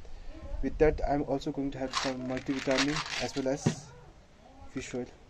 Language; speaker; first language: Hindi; non-native, local second language; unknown